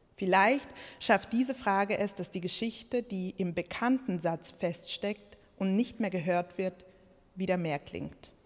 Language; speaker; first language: German; early bilingual, other home language; Croatian